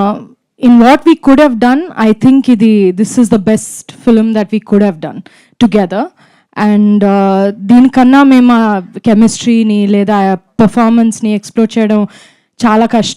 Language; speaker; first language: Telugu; non-native, fluent; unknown